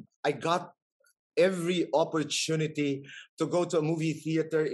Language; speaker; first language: English; non-native, local second language; Waray